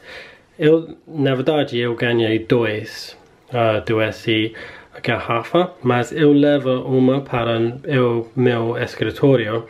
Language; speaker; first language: Portuguese; non-native, learner; English